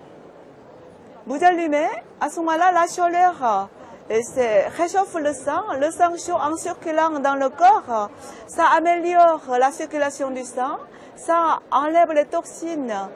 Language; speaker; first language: French; non-native, fluent; Korean